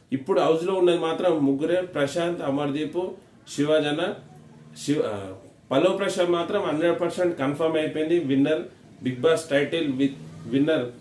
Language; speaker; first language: Telugu; native; Telugu